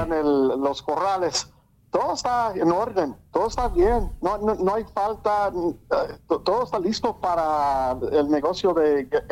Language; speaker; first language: Spanish; early bilingual, heritage; Spanish